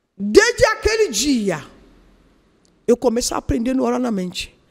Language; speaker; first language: Portuguese; non-native, learner; Yoruba